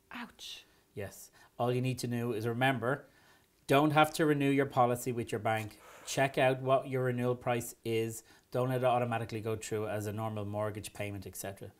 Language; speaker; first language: English; native; English